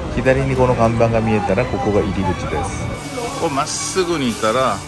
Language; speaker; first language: Japanese; non-native, fluent; Korean